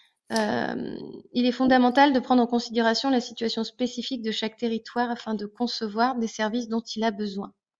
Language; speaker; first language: French; native; French